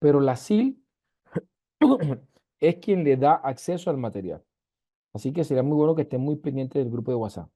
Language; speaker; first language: Spanish; native; Spanish